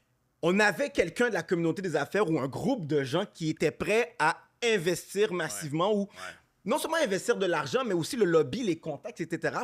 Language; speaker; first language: French; native; French